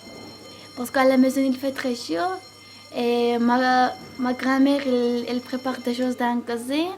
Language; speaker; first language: French; non-native, learner; Georgian